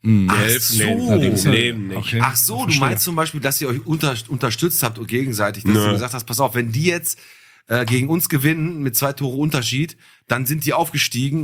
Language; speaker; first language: German; native; German